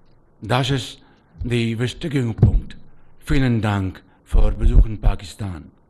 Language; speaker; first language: German; non-native, learner; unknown